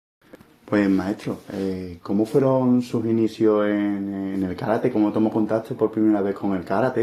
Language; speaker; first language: Spanish; native; Spanish